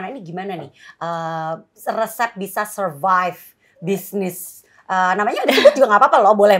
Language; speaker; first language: Indonesian; native; Indonesian